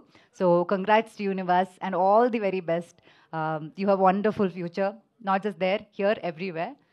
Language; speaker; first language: Telugu; non-native, local second language; Malayalam